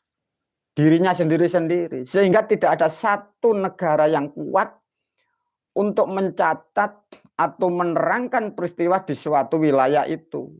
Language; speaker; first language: Indonesian; non-native, local second language; Javanese